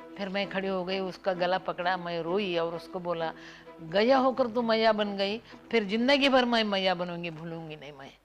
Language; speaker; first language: Hindi; non-native, local second language; Marathi